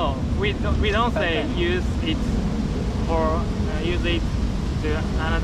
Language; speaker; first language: English; non-native, learner; Japanese